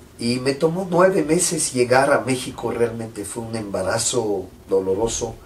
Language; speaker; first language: Spanish; non-native, fluent; French